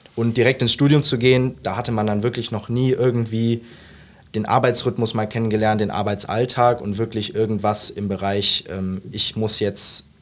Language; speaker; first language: German; native; German